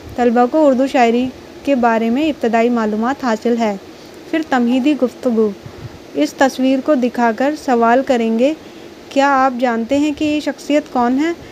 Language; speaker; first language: Urdu; native; Urdu